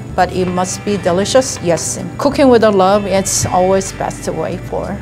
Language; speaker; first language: English; non-native, learner; Korean